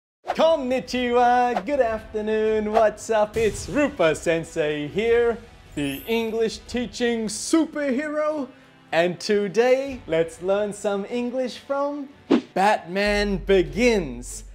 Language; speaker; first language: English; native; English